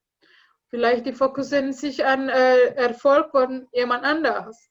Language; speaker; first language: German; non-native, learner; Indonesian